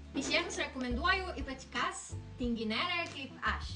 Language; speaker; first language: Lithuanian; non-native, learner; Japanese